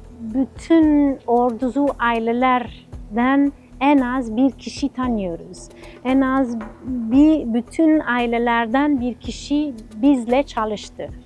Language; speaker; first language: Turkish; non-native, fluent; Italian